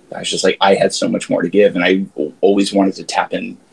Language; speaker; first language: English; native; English